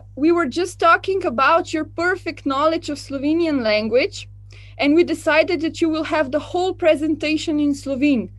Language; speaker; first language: English; non-native, fluent; Slovenian